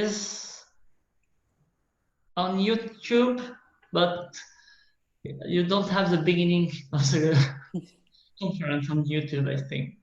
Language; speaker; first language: English; non-native, learner; French